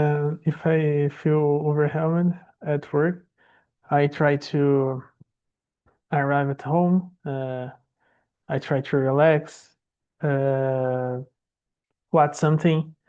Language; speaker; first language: English; non-native, learner; Portuguese